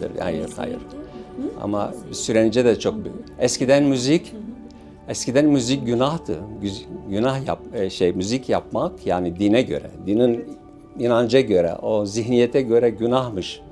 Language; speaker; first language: Turkish; non-native, local second language; Syriac